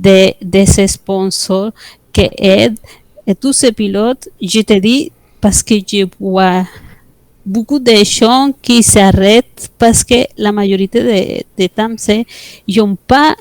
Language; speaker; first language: French; non-native, fluent; Spanish